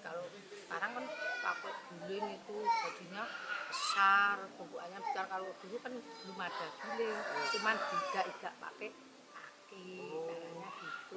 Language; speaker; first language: Indonesian; non-native, local second language; Javanese